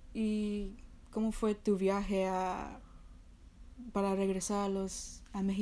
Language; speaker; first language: Spanish; early bilingual, heritage; Spanish